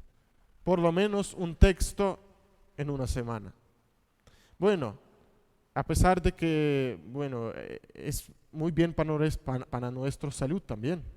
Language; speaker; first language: Spanish; non-native, fluent; Russian